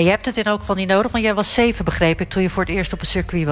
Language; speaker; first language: Dutch; native; Dutch